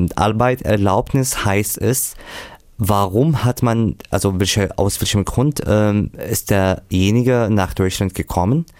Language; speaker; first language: German; non-native, fluent; Arabic